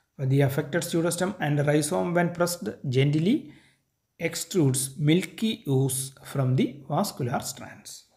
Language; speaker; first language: English; non-native, local second language; Malayalam